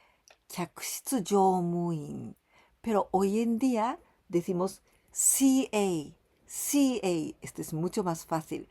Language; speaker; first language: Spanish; non-native, fluent; Japanese